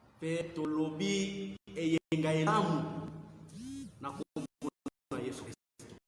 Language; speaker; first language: Lingala; native; Lingala